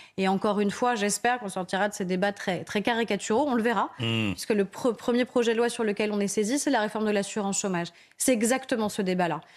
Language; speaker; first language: French; native; French